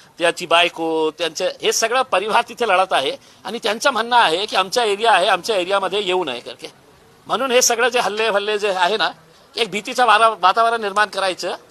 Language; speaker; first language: Marathi; non-native, local second language; Urdu